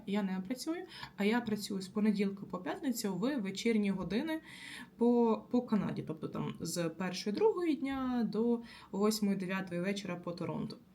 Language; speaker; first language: Ukrainian; native; Ukrainian